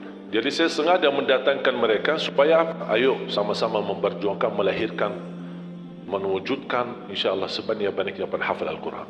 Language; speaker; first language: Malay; non-native, fluent; Arabic